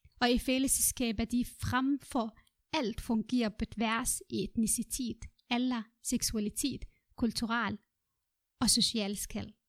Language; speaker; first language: Danish; non-native, fluent; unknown